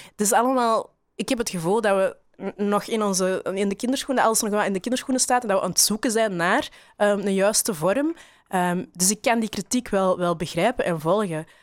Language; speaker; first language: Dutch; native; Dutch